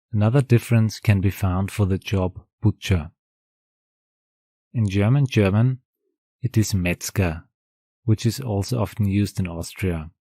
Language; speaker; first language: English; non-native, fluent; German